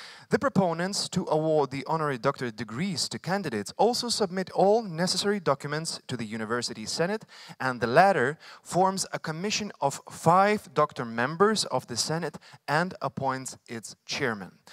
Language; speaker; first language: English; non-native, fluent; Lithuanian